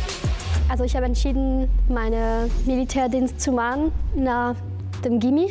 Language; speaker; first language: German; non-native, local second language; French